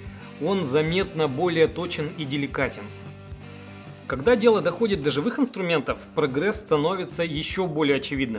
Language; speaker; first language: Russian; native; Russian